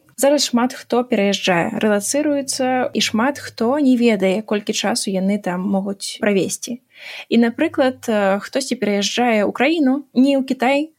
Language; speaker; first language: Belarusian; non-native, local second language; Russian